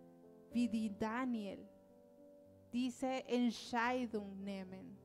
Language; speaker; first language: German; non-native, learner; Spanish